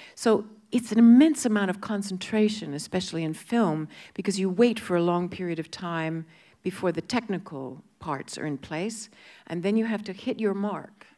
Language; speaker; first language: English; native; English